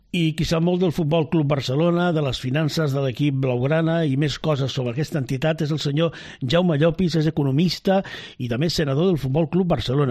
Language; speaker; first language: Catalan; native; Catalan